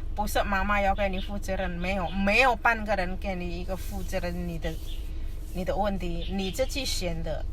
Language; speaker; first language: Chinese; non-native, fluent; Indonesian